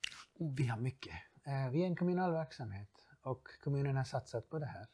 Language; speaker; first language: Swedish; non-native, fluent; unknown